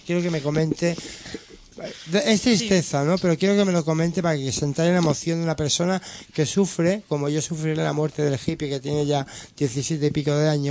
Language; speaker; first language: Spanish; native; Spanish